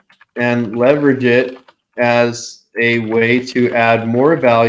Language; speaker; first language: English; native; English